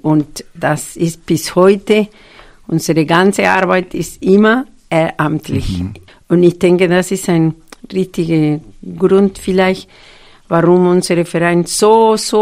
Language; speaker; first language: German; non-native, fluent; Spanish